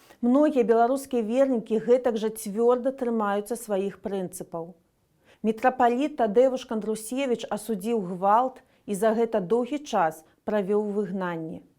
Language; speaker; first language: Belarusian; native; Belarusian